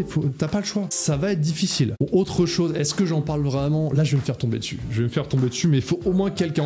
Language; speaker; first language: French; native; French